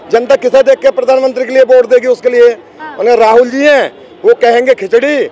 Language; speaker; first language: Hindi; native; Hindi